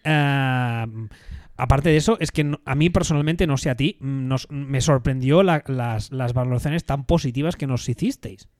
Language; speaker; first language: Spanish; native; Spanish